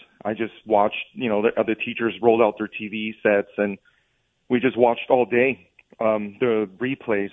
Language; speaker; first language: English; native; English